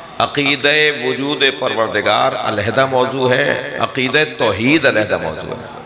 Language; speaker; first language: Urdu; native; Urdu